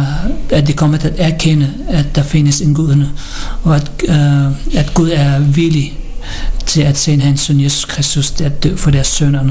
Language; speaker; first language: Danish; early bilingual, other home language; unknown